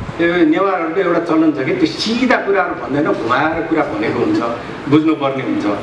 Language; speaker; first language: Nepali; non-native, local second language; Newari